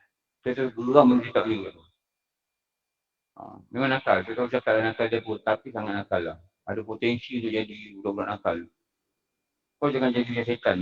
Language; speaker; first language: Malay; native; Malay